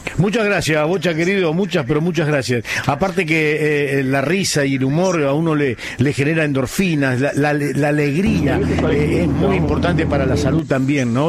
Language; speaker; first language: Spanish; native; Spanish